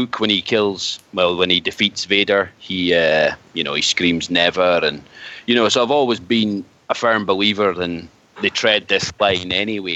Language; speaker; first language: English; native; English